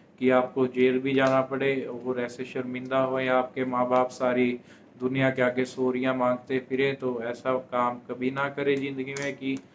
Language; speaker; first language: Hindi; non-native, local second language; Punjabi